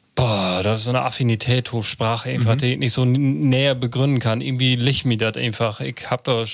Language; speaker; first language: German; non-native, local second language; Low German